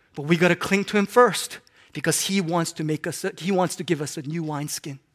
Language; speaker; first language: English; non-native, local second language; Korean